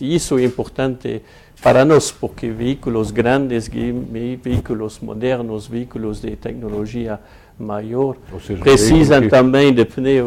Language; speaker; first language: Portuguese; non-native, fluent; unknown